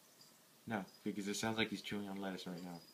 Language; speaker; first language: English; native; English